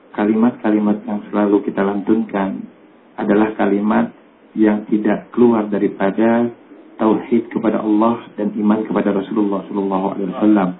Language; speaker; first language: Indonesian; native; Indonesian